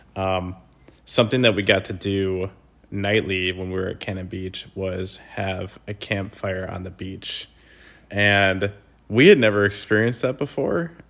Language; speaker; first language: English; native; English